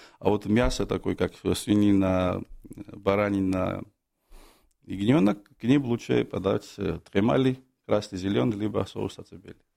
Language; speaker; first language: Russian; non-native, fluent; Georgian